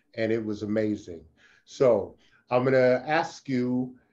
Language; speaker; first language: English; native; English